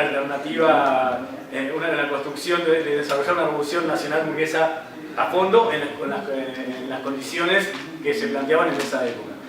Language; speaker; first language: Spanish; native; Spanish